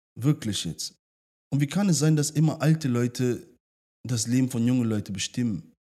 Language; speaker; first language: German; early bilingual, other home language; French